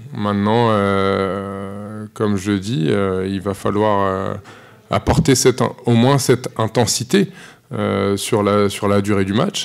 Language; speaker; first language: French; native; French